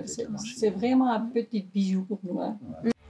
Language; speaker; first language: French; non-native, local second language; German